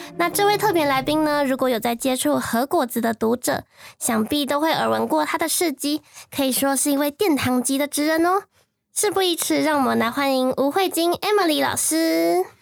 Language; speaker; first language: Chinese; native; Chinese